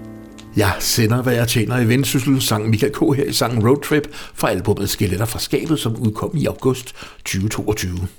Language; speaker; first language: Danish; native; Danish